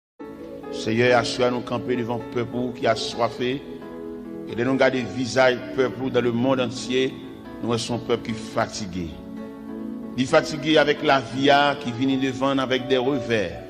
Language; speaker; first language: French; non-native, local second language; Haitian Creole